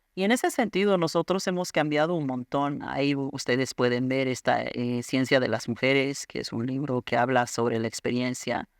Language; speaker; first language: Spanish; non-native, local second language; Aymara